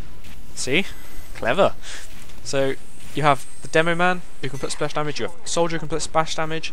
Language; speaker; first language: English; native; English